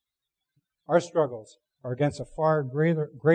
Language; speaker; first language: English; native; English